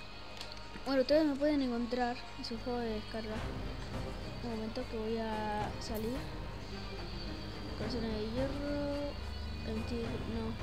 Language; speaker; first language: Spanish; native; Spanish